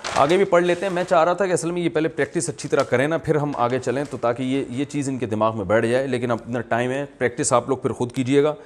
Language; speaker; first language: Urdu; native; Urdu